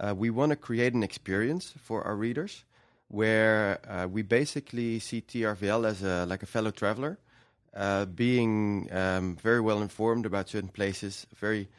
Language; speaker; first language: English; non-native, fluent; Dutch